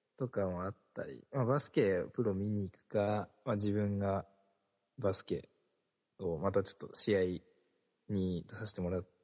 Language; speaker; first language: Japanese; native; Japanese